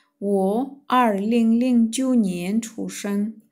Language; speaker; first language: Chinese; non-native, fluent; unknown